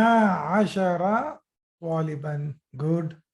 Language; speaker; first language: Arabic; non-native, fluent; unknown